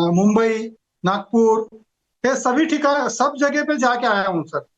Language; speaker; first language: Hindi; non-native, local second language; Marathi